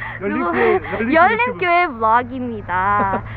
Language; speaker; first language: Korean; native; Korean